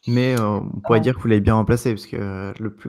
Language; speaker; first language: French; native; French